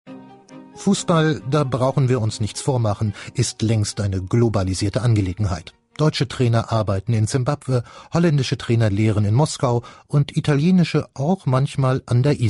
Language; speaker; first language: German; native; German